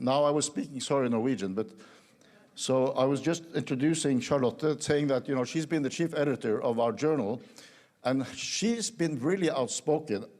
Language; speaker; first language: English; non-native, fluent; Norwegian